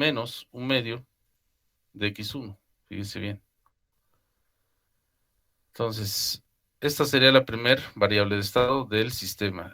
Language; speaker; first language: Spanish; native; Spanish